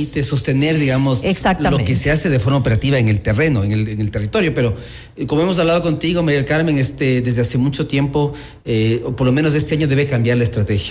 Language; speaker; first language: Spanish; native; Spanish